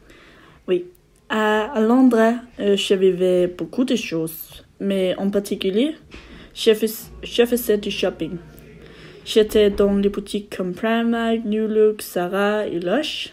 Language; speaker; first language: French; non-native, learner; Danish